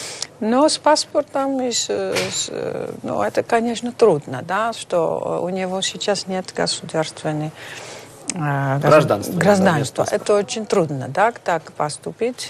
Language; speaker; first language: Russian; non-native, fluent; Dutch